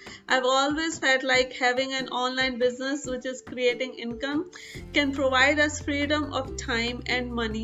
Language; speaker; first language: English; non-native, local second language; Hindi